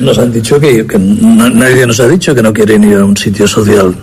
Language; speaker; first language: Spanish; native; Spanish